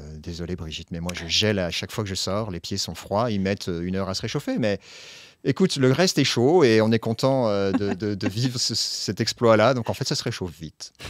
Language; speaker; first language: French; native; French